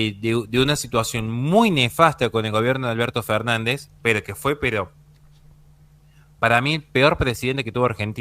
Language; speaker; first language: Spanish; native; Spanish